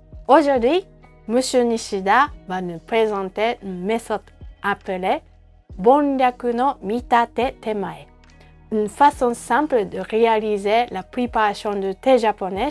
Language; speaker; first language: French; non-native, fluent; Japanese